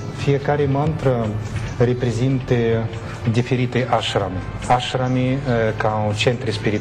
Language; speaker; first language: Romanian; non-native, learner; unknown